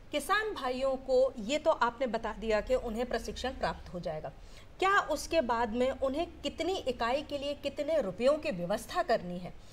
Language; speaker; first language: Hindi; native; Hindi